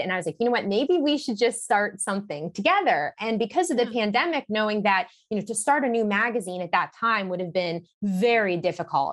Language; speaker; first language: English; native; English